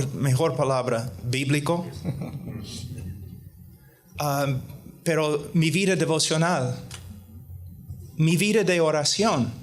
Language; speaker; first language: Spanish; non-native, fluent; English